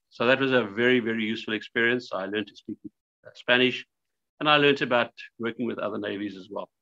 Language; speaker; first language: English; native; English